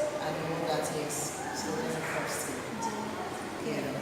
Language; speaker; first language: English; non-native, fluent; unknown